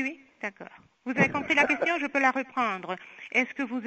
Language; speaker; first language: French; non-native, fluent; Spanish